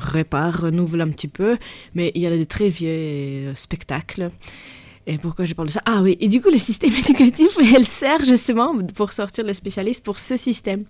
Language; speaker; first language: French; non-native, fluent; Russian